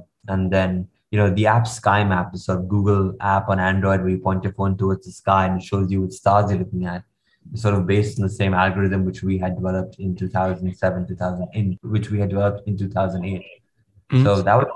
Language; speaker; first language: English; non-native, local second language; Hindi